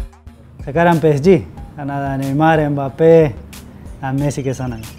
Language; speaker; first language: Indonesian; non-native, learner; Spanish